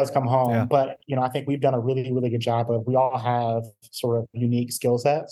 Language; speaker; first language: English; native; English